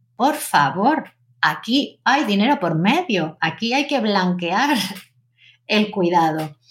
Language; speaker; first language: Spanish; native; Spanish